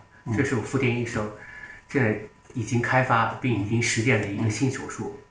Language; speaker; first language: Chinese; native; Chinese